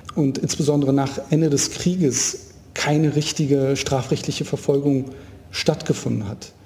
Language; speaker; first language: German; native; German